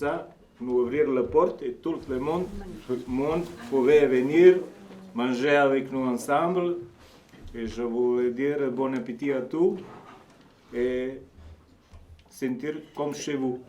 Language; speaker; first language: French; non-native, local second language; Serbian